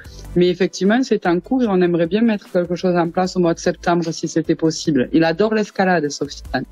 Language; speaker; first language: French; native; French